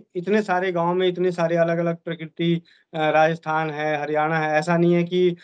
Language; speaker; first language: Hindi; native; Hindi